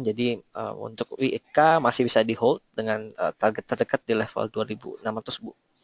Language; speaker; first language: Indonesian; native; Indonesian